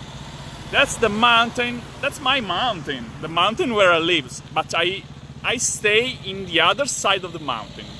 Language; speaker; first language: English; non-native, fluent; Italian